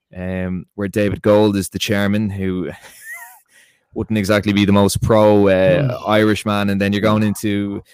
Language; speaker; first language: English; early bilingual, other home language; Portuguese